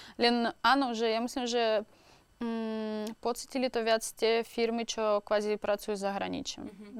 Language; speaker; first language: Slovak; non-native, learner; Russian